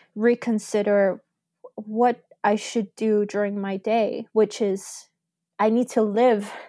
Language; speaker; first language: English; early bilingual, other home language; Spanish